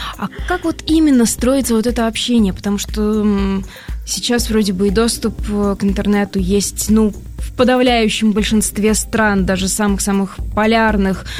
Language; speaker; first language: Russian; native; Russian